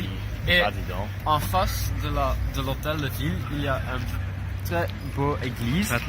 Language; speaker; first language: French; non-native, learner; Dutch